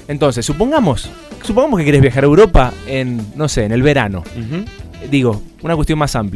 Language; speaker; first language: Spanish; native; Spanish